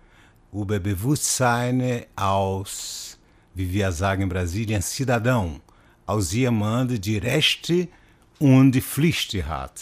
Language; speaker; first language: German; non-native, fluent; Portuguese